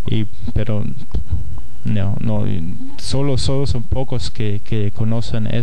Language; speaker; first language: Spanish; non-native, fluent; German